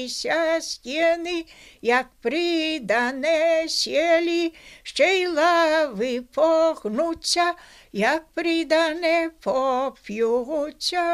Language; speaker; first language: Ukrainian; native; Ukrainian